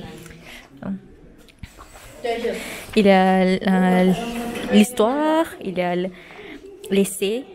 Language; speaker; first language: French; non-native, learner; Malay